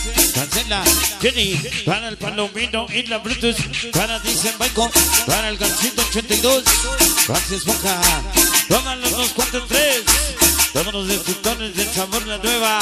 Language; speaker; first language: Spanish; native; Spanish